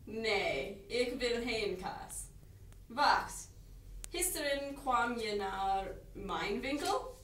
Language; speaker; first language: Dutch; non-native, learner; English